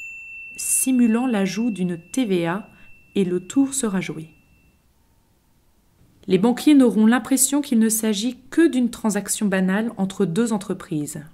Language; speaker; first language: French; native; French